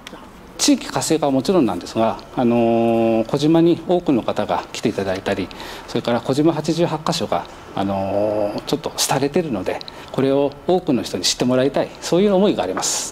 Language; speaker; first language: Japanese; native; Japanese